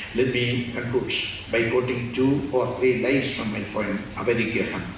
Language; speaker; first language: English; non-native, local second language; Malayalam